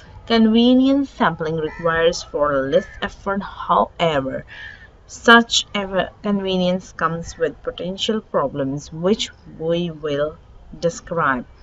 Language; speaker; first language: English; non-native, local second language; Urdu